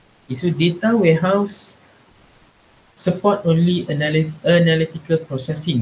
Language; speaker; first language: English; non-native, local second language; Malay